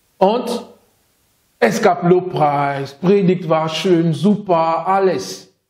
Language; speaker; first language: German; non-native, fluent; French